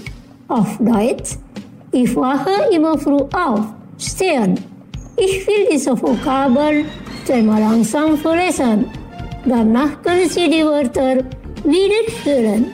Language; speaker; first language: German; non-native, fluent; Indonesian